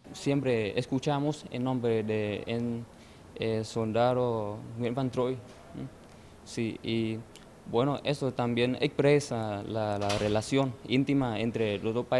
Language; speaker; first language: Spanish; non-native, fluent; Vietnamese